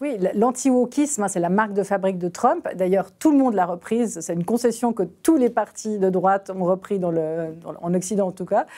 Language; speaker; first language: French; native; French